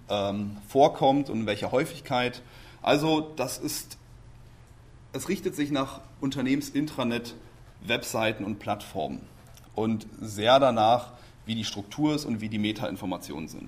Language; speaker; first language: German; native; German